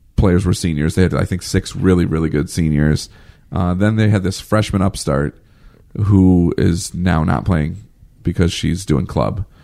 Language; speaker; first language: English; native; English